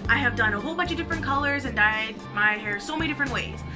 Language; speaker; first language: English; native; English